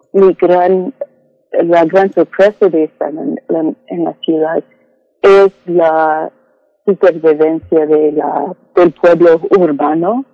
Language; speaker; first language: Spanish; non-native, fluent; English